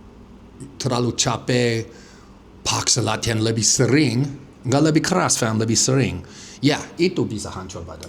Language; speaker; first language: Indonesian; non-native, fluent; English